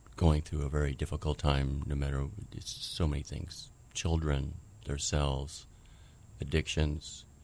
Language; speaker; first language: English; native; English